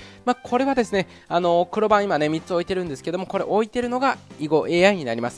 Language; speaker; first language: Japanese; native; Japanese